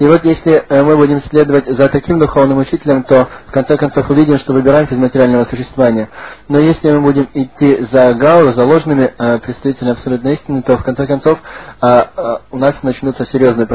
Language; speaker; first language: Russian; native; Russian